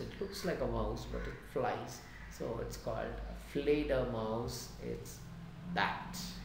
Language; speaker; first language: English; non-native, local second language; Tamil